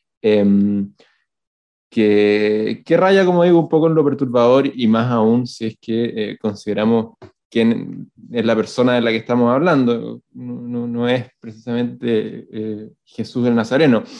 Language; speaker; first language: Spanish; native; Spanish